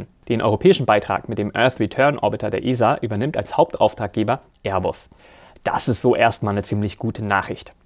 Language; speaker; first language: German; native; German